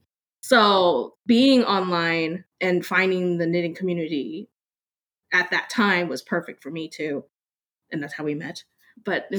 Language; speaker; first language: English; early bilingual, other home language; Cantonese